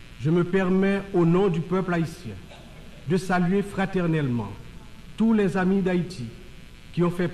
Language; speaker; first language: French; non-native, local second language; Haitian Creole